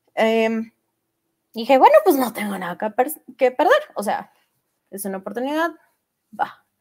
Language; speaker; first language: Spanish; native; Spanish